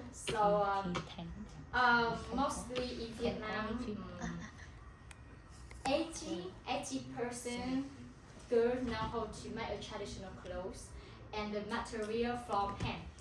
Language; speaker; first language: English; non-native, learner; Hmong